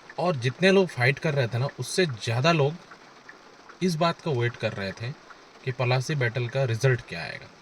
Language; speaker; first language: Hindi; native; Hindi